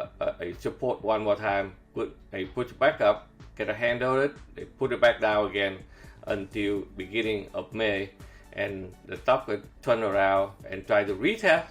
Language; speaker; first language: English; non-native, fluent; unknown